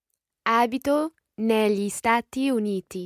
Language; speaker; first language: Italian; non-native, learner; English